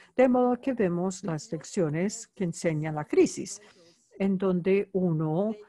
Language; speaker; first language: Spanish; non-native, fluent; Bulgarian